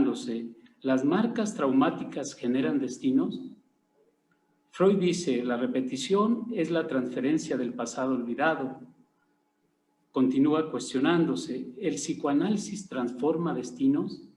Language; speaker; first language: Spanish; native; Spanish